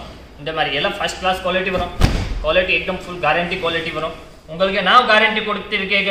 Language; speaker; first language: Tamil; non-native, learner; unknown